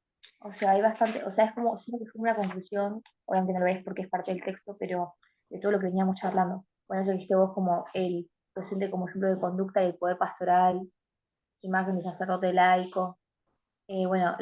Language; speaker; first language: Spanish; native; Spanish